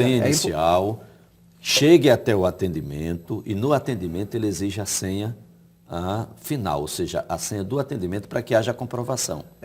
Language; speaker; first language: Portuguese; native; Portuguese